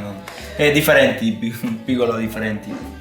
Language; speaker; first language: Italian; non-native, learner; Spanish